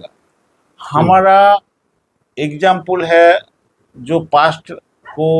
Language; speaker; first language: Hindi; non-native, local second language; Bangla